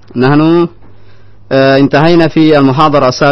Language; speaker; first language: Arabic; non-native, fluent; Indonesian